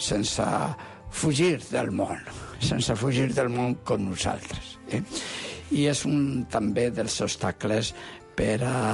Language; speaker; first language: Catalan; non-native, local second language; Spanish